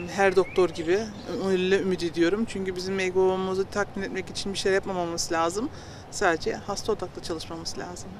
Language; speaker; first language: Turkish; early bilingual, heritage; Turkish